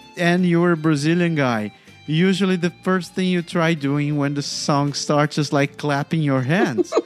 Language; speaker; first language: English; non-native, fluent; Portuguese